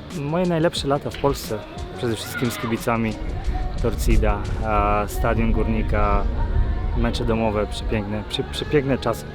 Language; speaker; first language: Polish; early bilingual, heritage; Polish